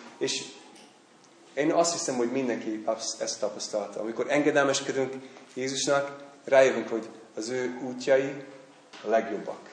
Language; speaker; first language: Hungarian; non-native, fluent; English